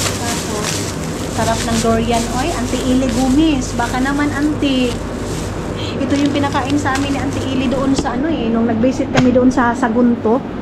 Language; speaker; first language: Filipino; non-native, local second language; Cebuano